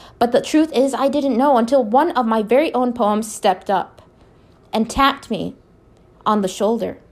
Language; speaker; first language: English; native; English